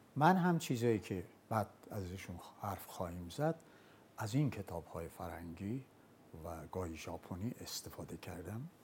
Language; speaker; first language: Persian; non-native, local second language; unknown